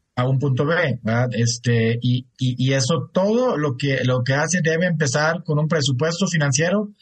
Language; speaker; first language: Spanish; non-native, fluent; German